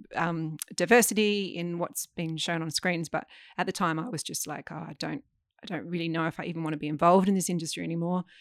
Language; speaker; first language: English; native; English